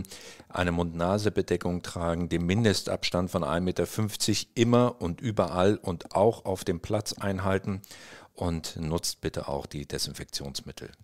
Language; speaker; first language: German; native; German